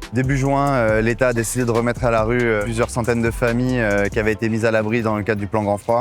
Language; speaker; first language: French; native; French